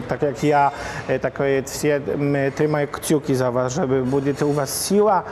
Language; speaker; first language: Ukrainian; non-native, learner; Polish